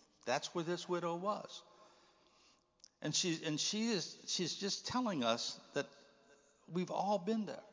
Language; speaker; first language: English; native; English